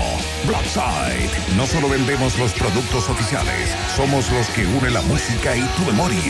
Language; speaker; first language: Spanish; native; Spanish